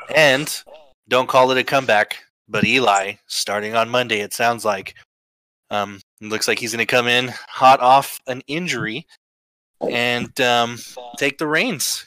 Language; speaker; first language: English; native; English